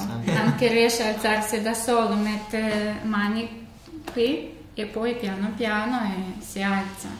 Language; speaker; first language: Italian; non-native, learner; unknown